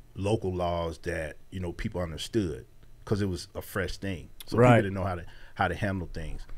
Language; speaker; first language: English; native; English